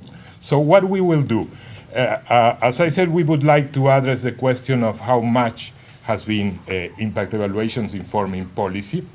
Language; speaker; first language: English; non-native, fluent; Spanish